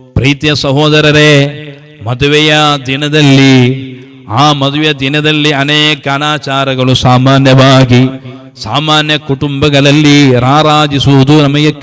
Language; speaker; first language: Kannada; non-native, local second language; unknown